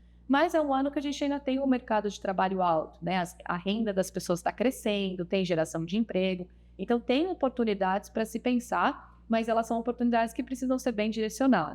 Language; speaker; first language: Portuguese; native; Portuguese